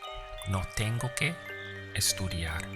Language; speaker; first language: Spanish; non-native, fluent; English